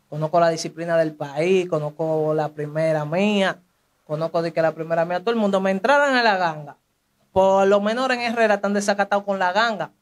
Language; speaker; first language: Spanish; native; Spanish